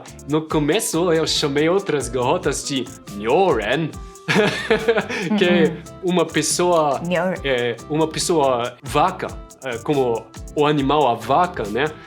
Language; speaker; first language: Portuguese; non-native, fluent; German